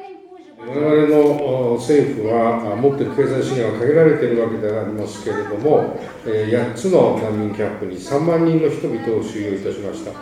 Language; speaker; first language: Japanese; native; Japanese